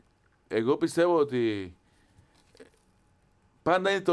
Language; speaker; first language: Greek; non-native, fluent; Spanish